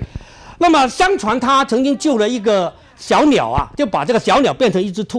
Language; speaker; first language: Chinese; native; Chinese